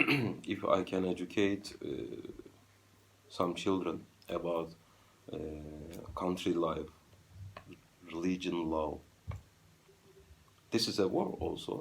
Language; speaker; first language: English; non-native, fluent; Turkish